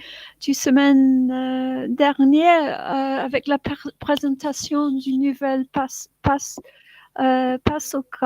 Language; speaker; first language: French; non-native, learner; English